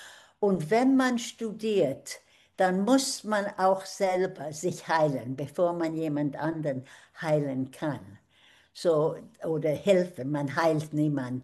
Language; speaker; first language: German; early bilingual, heritage; German